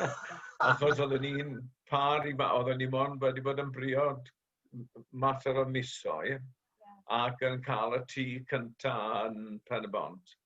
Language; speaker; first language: Welsh; native; Welsh